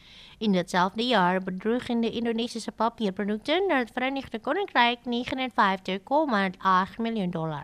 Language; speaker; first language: Dutch; non-native, fluent; Indonesian